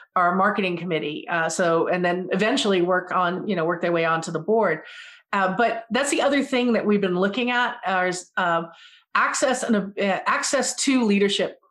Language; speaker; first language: English; native; English